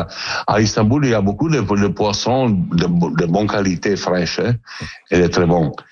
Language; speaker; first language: French; non-native, learner; Italian